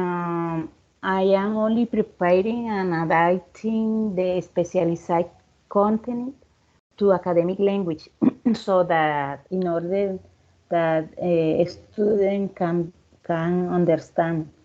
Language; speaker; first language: English; non-native, learner; Spanish